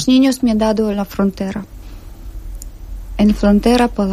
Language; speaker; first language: Spanish; non-native, learner; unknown